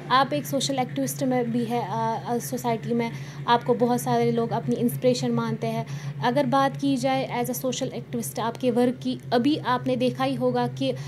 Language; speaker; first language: Hindi; non-native, local second language; Kashmiri